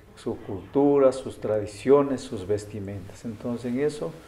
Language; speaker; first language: Spanish; native; Spanish